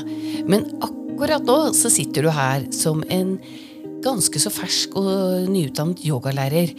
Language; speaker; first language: Norwegian; native; Norwegian